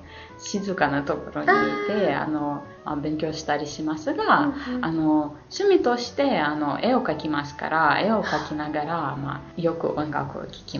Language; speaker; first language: Japanese; non-native, fluent; Ukrainian